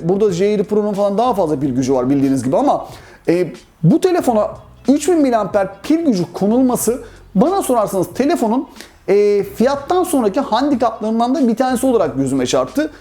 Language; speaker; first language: Turkish; native; Turkish